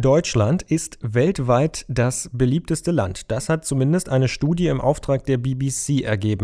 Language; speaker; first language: German; native; German